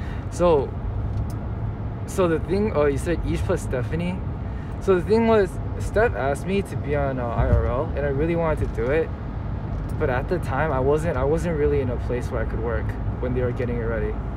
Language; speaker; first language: English; early bilingual, other home language; Korean